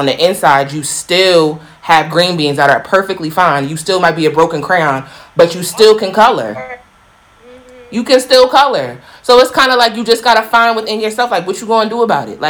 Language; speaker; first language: English; native; English